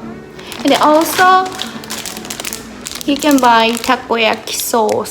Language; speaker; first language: English; non-native, fluent; Japanese